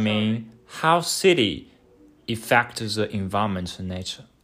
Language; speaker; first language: English; non-native, learner; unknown